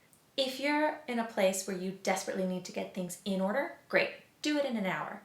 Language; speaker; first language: English; native; English